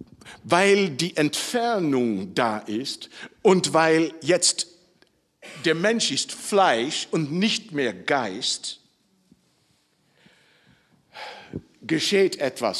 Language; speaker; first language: German; non-native, fluent; Dutch